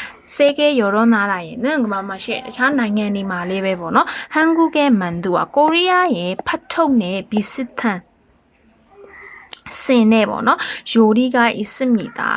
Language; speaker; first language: Korean; non-native, learner; Burmese